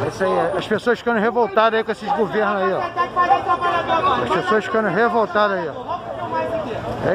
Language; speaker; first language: Portuguese; native; Portuguese